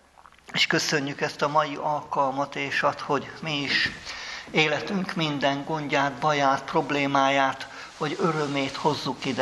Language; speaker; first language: Hungarian; native; Hungarian